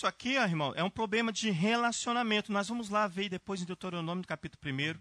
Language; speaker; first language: Portuguese; native; Portuguese